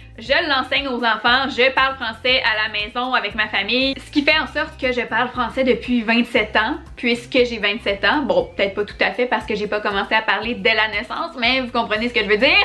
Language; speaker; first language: French; native; French